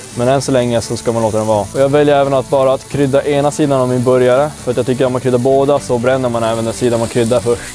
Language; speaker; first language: Swedish; native; Swedish